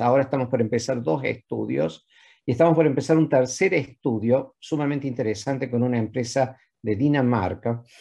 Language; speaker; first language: Spanish; native; Spanish